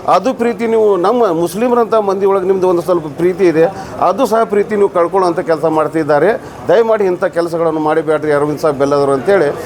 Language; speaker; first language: Kannada; non-native, local second language; Urdu